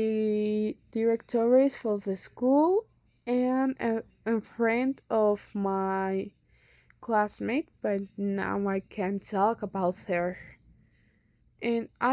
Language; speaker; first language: English; non-native, learner; Spanish